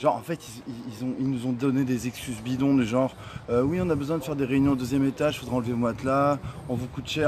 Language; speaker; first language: French; native; French